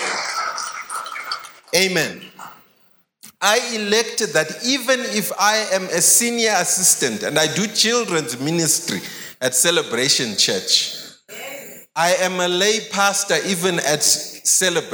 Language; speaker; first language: English; non-native, local second language; Shona